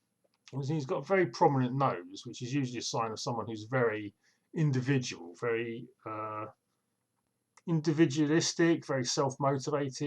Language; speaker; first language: English; native; English